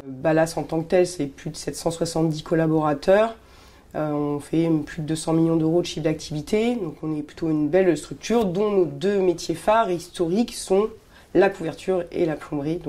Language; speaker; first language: French; native; French